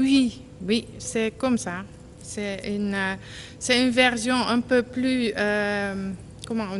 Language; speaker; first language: French; non-native, learner; Dutch